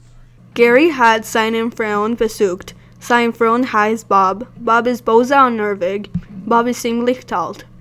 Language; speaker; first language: German; non-native, learner; English